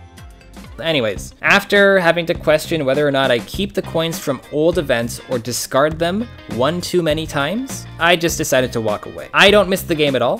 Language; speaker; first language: English; native; English